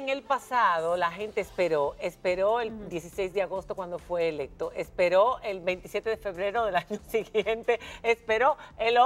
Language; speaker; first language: Spanish; native; Spanish